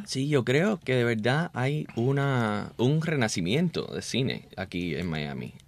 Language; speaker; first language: Spanish; early bilingual, heritage; Spanish